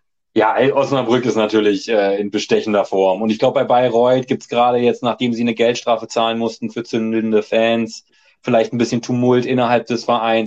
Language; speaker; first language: German; native; German